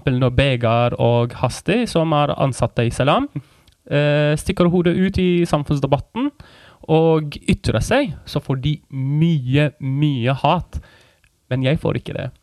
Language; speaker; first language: Norwegian; non-native, fluent; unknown